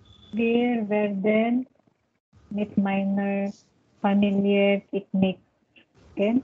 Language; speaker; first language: German; non-native, learner; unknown